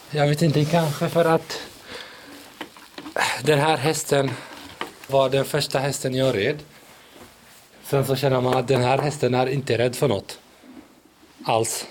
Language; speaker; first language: Swedish; early bilingual, other home language; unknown